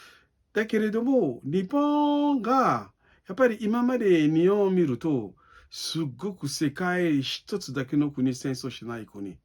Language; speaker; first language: Japanese; non-native, learner; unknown